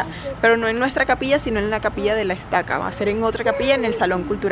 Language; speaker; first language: Spanish; native; Spanish